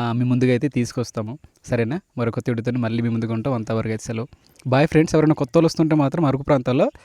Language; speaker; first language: Telugu; non-native, local second language; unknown